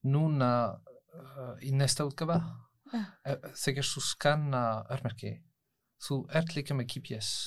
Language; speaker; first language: Icelandic; non-native, learner; French